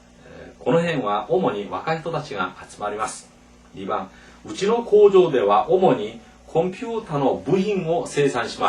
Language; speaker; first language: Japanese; non-native, fluent; Korean